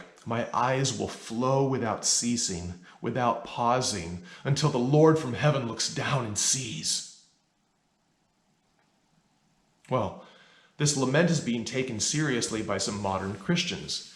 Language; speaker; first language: English; native; English